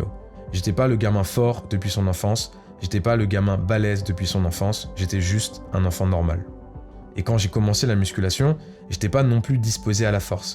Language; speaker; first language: French; native; French